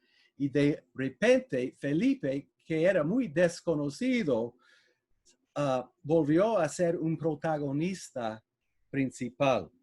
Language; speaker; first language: Spanish; non-native, fluent; English